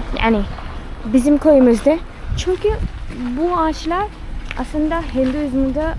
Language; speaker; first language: Turkish; non-native, fluent; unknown